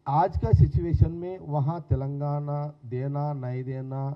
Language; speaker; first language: Hindi; non-native, local second language; Telugu